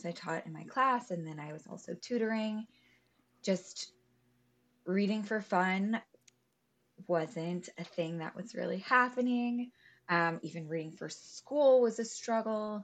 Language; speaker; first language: English; native; English